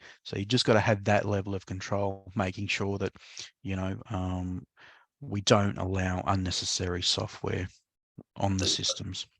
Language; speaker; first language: English; native; English